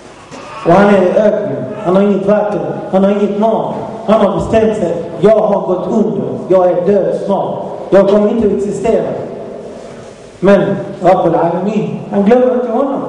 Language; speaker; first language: Swedish; non-native, fluent; Arabic